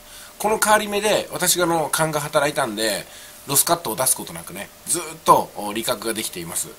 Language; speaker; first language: Japanese; native; Japanese